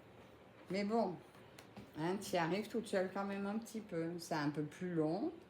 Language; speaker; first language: French; native; French